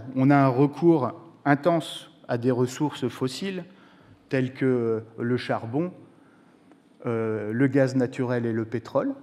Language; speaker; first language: French; native; French